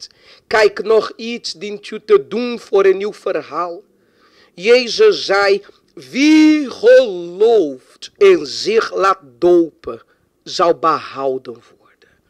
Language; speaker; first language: Dutch; non-native, fluent; Portuguese